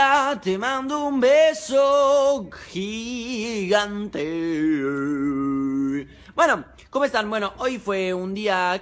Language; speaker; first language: Spanish; non-native, fluent; Italian